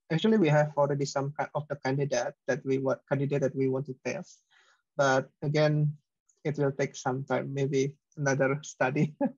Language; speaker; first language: English; non-native, fluent; Indonesian